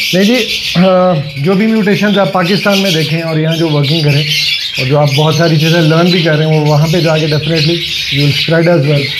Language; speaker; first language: Urdu; non-native, local second language; Punjabi